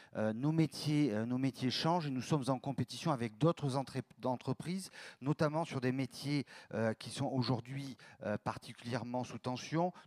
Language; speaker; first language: French; native; French